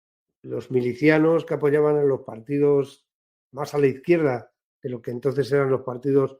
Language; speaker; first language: Spanish; native; Spanish